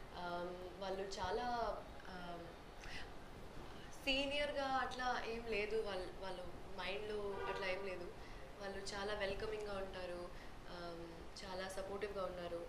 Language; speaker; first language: Telugu; non-native, local second language; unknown